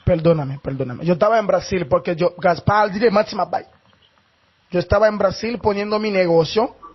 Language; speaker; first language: Spanish; non-native, learner; Haitian Creole